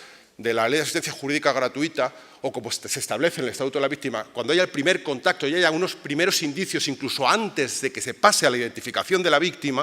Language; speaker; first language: Spanish; native; Spanish